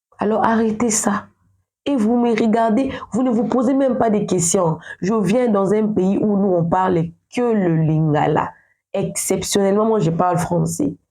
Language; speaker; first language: French; non-native, local second language; Lingala